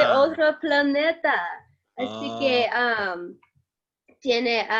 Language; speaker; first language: Spanish; non-native, learner; English